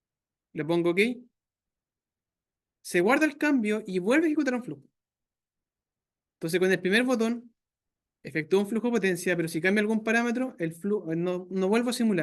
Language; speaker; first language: Spanish; native; Spanish